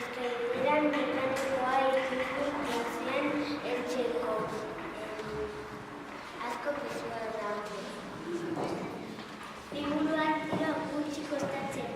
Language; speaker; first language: Basque; non-native, local second language; Spanish